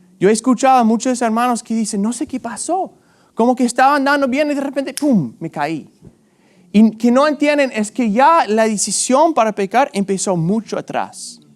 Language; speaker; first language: Spanish; non-native, fluent; English